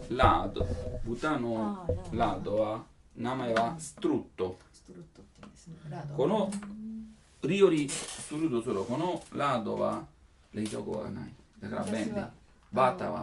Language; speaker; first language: Japanese; non-native, learner; Italian